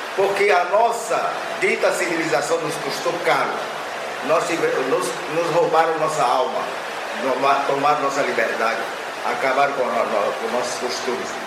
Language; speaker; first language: Portuguese; non-native, local second language; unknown